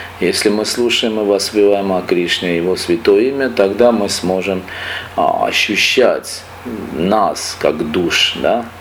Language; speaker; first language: Russian; non-native, local second language; Armenian